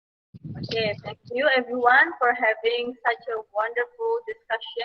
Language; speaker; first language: English; non-native, fluent; Indonesian